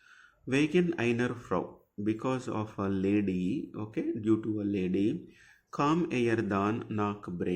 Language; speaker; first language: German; non-native, fluent; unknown